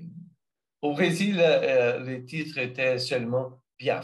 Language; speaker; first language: French; non-native, learner; Portuguese